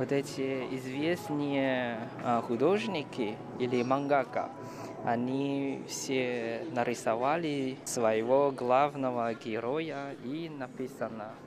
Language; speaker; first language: Russian; non-native, fluent; Chinese